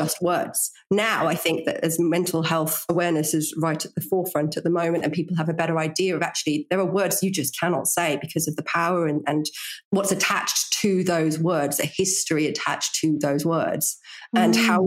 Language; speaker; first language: English; native; English